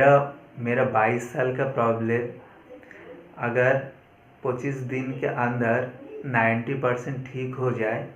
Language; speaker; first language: Hindi; non-native, local second language; Bangla